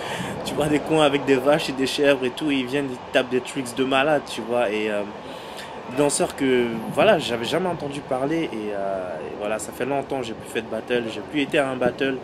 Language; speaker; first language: French; native; French